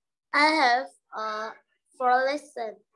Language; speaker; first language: English; non-native, learner; Vietnamese